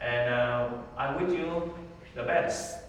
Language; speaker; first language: English; non-native, learner; Vietnamese